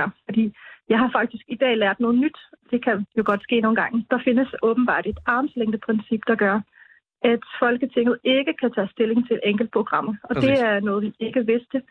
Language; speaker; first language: Danish; native; Danish